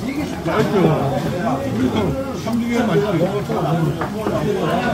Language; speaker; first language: Korean; native; Korean